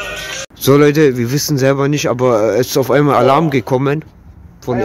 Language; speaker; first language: German; early bilingual, other home language; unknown